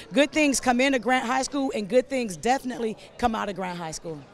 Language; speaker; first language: English; native; English